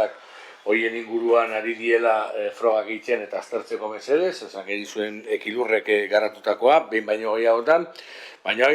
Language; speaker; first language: Basque; native; Basque